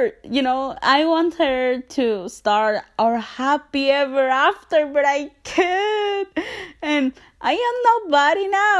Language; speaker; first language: English; non-native, learner; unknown